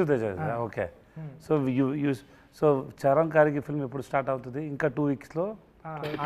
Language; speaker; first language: Telugu; non-native, learner; Tamil